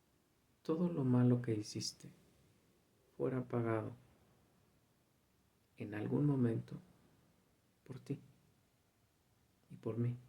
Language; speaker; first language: Spanish; native; Spanish